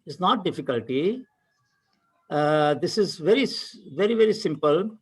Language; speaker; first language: English; non-native, local second language; Hindi